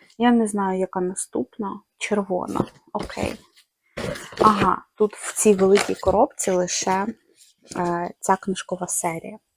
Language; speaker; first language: Ukrainian; non-native, local second language; Russian